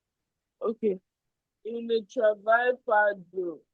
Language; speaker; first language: French; non-native, learner; English